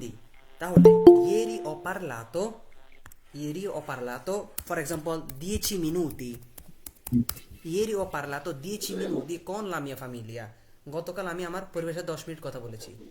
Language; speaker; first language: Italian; non-native, fluent; Bangla